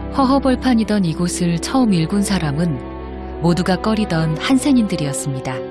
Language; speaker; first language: Korean; native; Korean